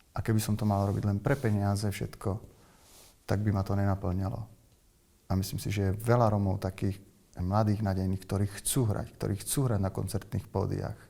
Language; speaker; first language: Slovak; native; Slovak